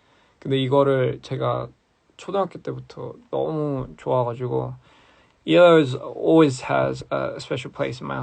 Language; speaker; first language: Korean; early bilingual, heritage; English